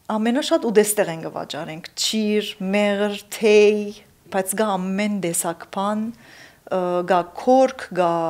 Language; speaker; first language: Armenian; early bilingual, heritage; Armenian